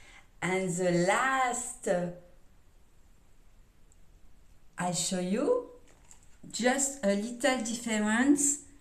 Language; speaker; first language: English; non-native, learner; French